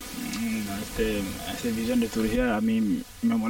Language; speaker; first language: Spanish; non-native, learner; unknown